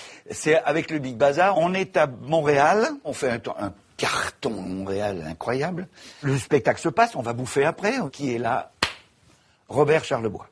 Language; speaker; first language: French; native; French